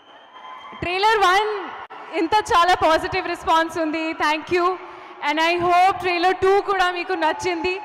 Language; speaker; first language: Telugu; non-native, learner; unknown